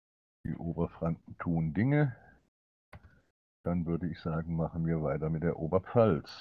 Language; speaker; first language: German; native; German